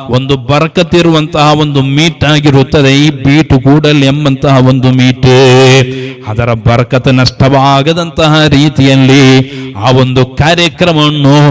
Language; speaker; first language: Kannada; non-native, local second language; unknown